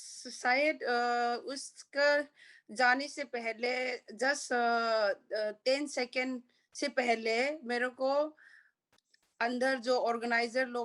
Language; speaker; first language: Hindi; non-native, local second language; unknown